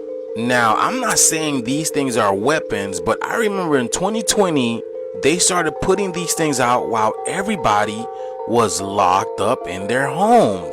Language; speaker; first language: English; native; English